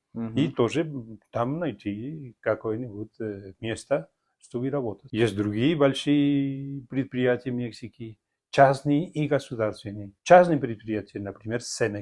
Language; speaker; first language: Russian; non-native, fluent; Spanish